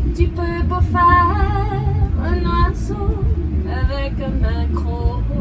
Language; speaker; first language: French; native; French